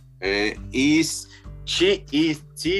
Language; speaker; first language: English; non-native, learner; Spanish